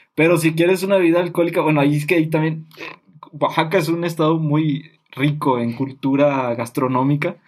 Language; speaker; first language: Spanish; native; Spanish